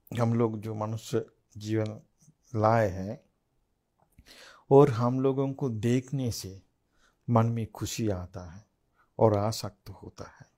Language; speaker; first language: Hindi; non-native, fluent; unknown